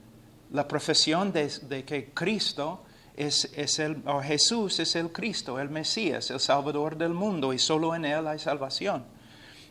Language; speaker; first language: Spanish; non-native, fluent; English